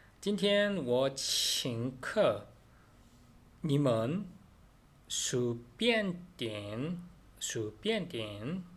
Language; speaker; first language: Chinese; non-native, learner; Korean